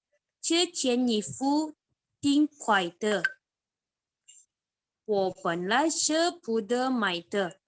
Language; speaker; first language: Chinese; non-native, learner; Indonesian